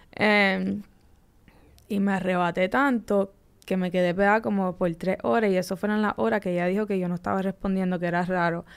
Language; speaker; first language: Spanish; early bilingual, heritage; Spanish